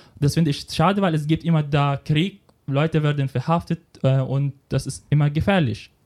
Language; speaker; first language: German; non-native, fluent; Arabic